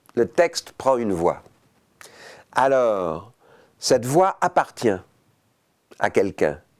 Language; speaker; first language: French; native; French